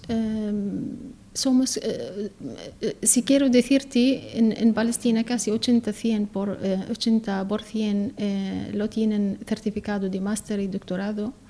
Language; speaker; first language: Spanish; non-native, learner; Arabic